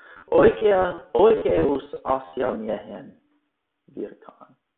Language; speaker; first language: Finnish; non-native, learner; English